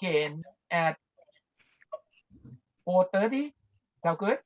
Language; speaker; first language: English; non-native, learner; Thai